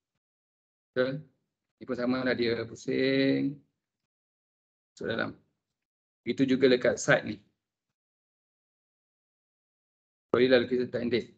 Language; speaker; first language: Malay; native; Malay